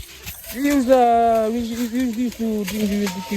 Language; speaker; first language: English; non-native, local second language; Fijian